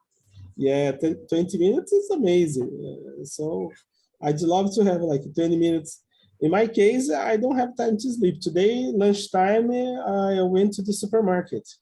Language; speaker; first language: English; non-native, fluent; Portuguese